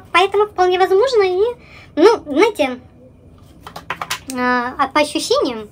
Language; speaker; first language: Russian; native; Russian